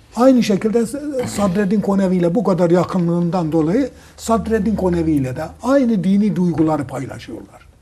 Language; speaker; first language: Turkish; native; Turkish